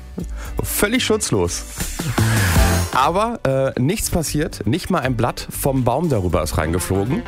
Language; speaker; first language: German; native; German